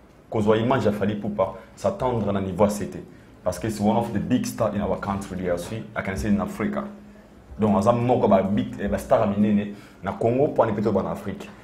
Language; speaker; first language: French; non-native, local second language; Lingala